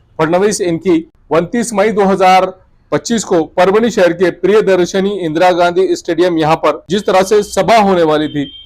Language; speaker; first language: Hindi; non-native, local second language; Urdu